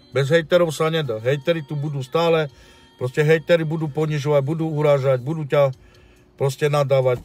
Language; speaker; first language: Slovak; non-native, local second language; Romany